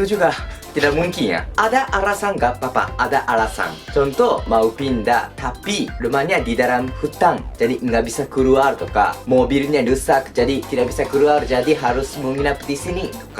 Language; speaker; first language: Indonesian; non-native, learner; Japanese